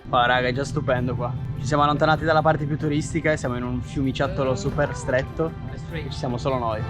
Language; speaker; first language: Italian; native; Italian